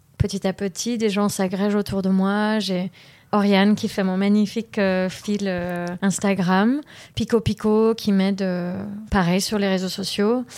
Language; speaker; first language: French; early bilingual, heritage; French